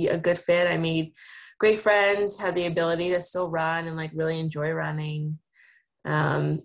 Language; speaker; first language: English; native; English